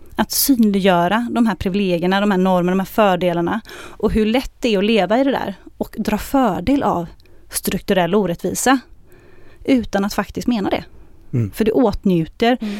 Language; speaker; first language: Swedish; early bilingual, other home language; Arabic